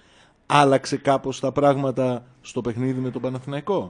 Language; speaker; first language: Greek; native; Greek